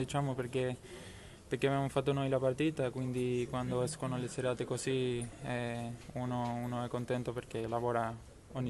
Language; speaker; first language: Italian; non-native, fluent; Spanish